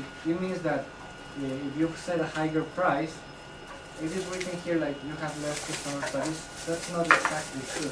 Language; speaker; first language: English; non-native, fluent; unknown